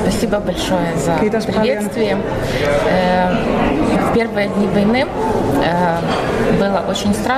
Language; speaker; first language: Russian; native; Russian